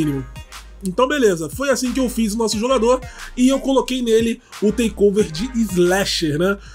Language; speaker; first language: Portuguese; native; Portuguese